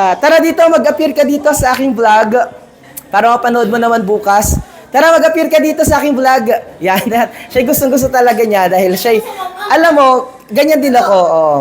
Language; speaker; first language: Filipino; native; Filipino